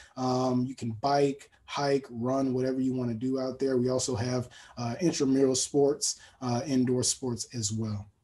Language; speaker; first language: English; native; English